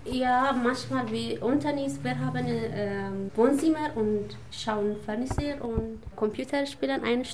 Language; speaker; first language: German; non-native, learner; Amharic